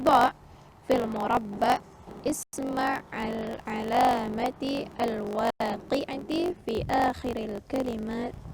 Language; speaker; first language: Arabic; non-native, fluent; Indonesian